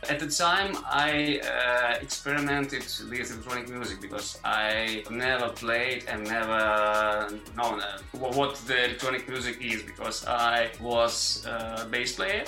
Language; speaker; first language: English; non-native, learner; Ukrainian